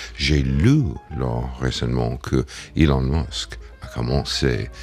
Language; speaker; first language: French; non-native, fluent; English